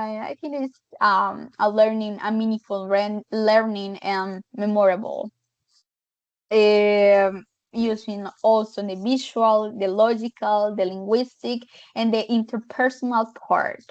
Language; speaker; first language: English; non-native, fluent; Spanish